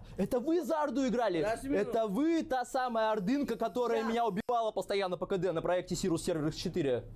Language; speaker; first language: Russian; native; Russian